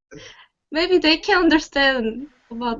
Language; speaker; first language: English; non-native, learner; Korean